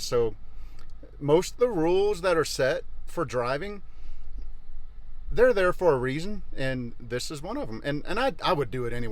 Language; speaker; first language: English; native; English